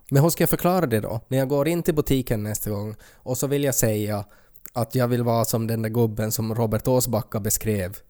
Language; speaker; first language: Swedish; native; Swedish